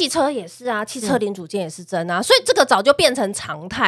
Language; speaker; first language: Chinese; native; Chinese